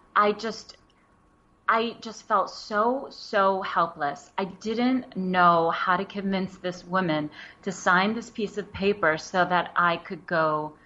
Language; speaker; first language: English; early bilingual, other home language; Wu Chinese